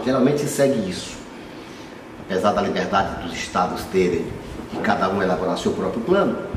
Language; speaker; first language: Portuguese; native; Portuguese